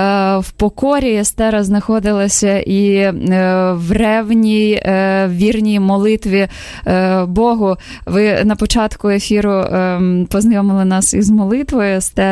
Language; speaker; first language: Ukrainian; native; Ukrainian